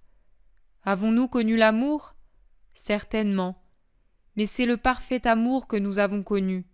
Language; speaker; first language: French; native; French